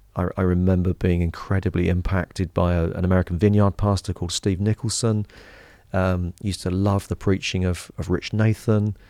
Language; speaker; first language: English; native; English